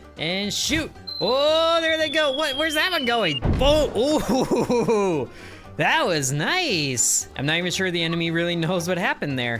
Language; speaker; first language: English; native; English